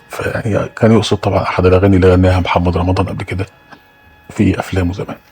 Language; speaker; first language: Arabic; native; Arabic